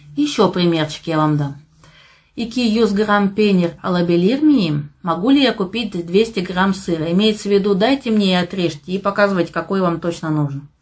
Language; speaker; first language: Russian; native; Russian